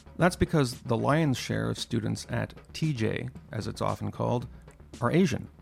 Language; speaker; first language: English; native; English